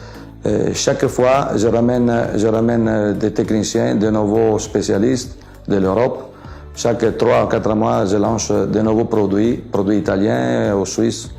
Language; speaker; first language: French; non-native, fluent; Italian